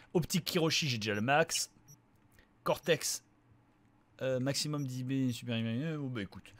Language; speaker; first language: French; native; French